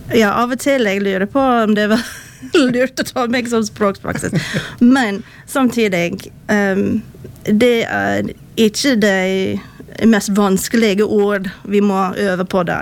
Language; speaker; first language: Norwegian; non-native, fluent; English